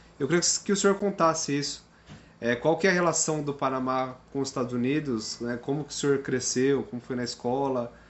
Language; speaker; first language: Portuguese; native; Portuguese